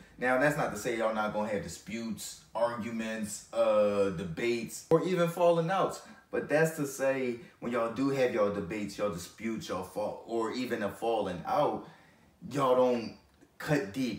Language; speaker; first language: English; native; English